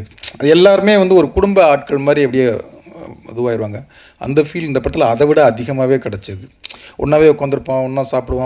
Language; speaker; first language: Tamil; native; Tamil